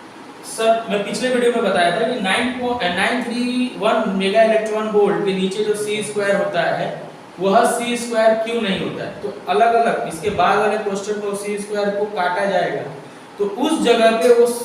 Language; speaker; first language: Hindi; native; Hindi